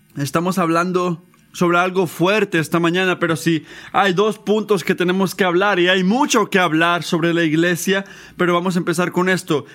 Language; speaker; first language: Spanish; non-native, fluent; English